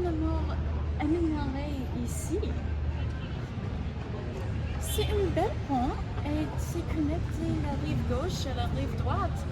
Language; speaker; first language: French; non-native, learner; English